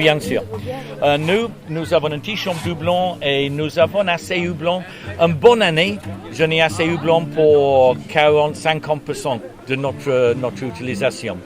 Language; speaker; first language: French; non-native, learner; English